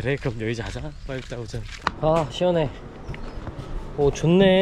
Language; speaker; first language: Korean; native; Korean